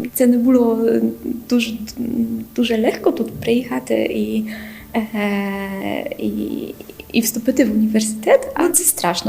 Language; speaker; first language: Ukrainian; non-native, learner; Polish